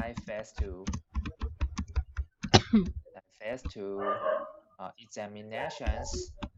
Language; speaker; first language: English; non-native, learner; Chinese